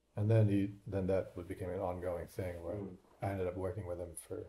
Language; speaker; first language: English; native; English